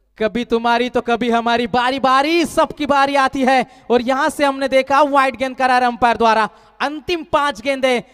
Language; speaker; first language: Hindi; non-native, local second language; Marathi